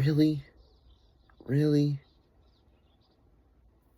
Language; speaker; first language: English; native; English